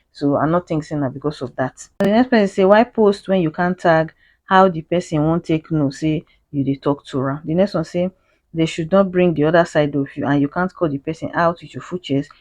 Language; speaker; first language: Nigerian Pidgin; native; Nigerian Pidgin